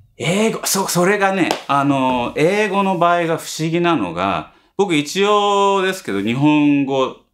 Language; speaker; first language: Japanese; early bilingual, heritage; Japanese